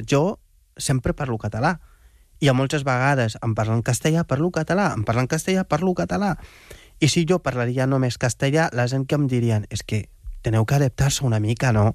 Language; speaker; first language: Catalan; non-native, fluent; Wolof